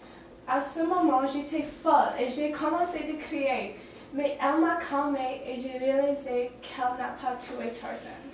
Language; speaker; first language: French; non-native, learner; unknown